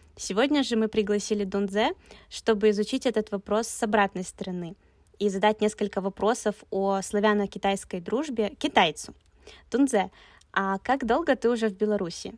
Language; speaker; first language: Russian; native; Russian